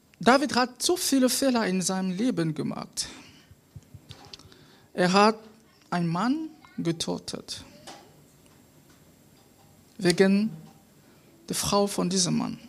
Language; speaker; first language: German; non-native, fluent; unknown